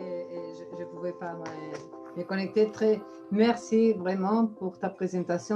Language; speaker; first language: French; non-native, fluent; Spanish